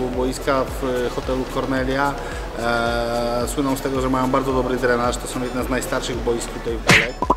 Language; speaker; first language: Polish; native; Polish